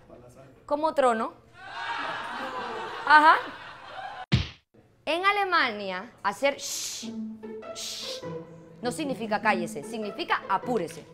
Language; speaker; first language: Spanish; native; Spanish